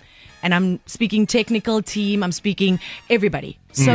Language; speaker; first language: English; native; English